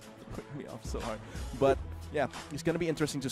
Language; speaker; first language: English; non-native, local second language; Filipino